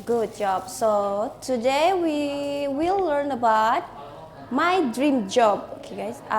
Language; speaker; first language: English; non-native, learner; Indonesian